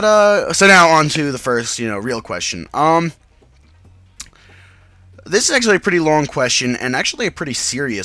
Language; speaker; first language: English; native; English